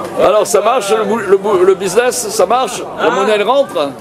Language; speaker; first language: French; native; French